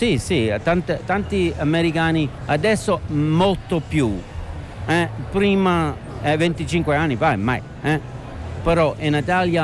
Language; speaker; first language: Italian; non-native, learner; English